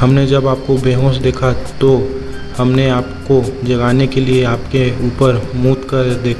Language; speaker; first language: Hindi; native; Hindi